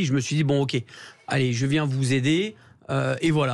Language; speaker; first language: French; native; French